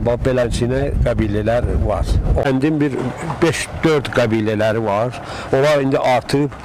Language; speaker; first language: Azerbaijani; native; Azerbaijani